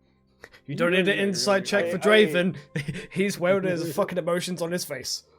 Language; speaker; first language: English; native; English